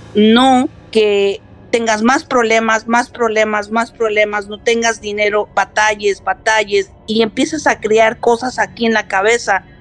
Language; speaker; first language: Spanish; early bilingual, heritage; Spanish